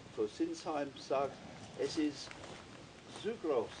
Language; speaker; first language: German; non-native, learner; English